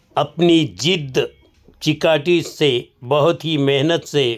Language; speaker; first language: Hindi; non-native, local second language; Marathi